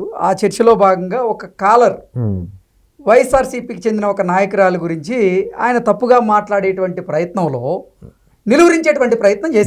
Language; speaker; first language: Telugu; native; Telugu